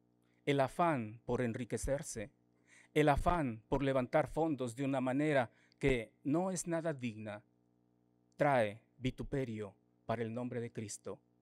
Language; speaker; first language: Spanish; native; Spanish